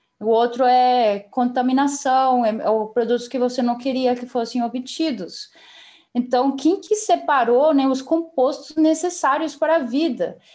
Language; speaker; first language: Portuguese; non-native, fluent; Spanish